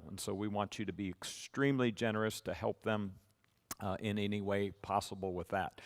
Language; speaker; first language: English; native; English